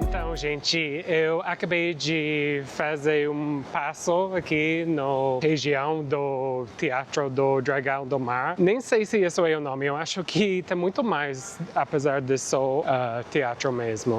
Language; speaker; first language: Portuguese; non-native, fluent; English